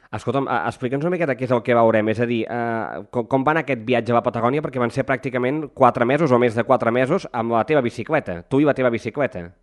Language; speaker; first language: Catalan; native; Catalan